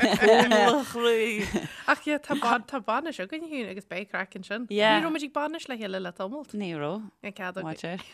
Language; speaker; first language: Irish; native; Irish